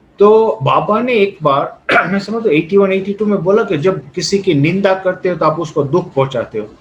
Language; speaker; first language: Hindi; non-native, fluent; Gujarati